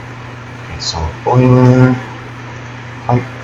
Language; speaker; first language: English; native; English